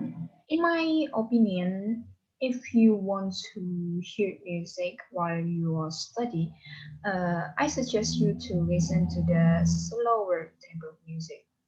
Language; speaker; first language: English; non-native, learner; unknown